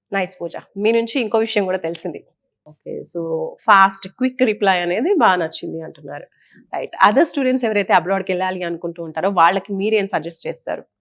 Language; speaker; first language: Telugu; native; Telugu